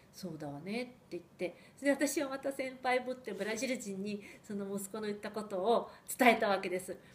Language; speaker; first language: Japanese; early bilingual, heritage; Japanese